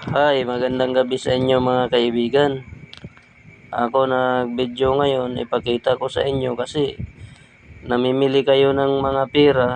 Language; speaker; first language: Filipino; native; Filipino